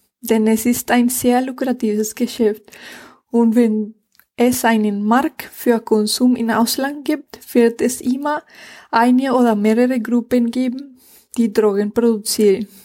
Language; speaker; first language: German; non-native, fluent; Spanish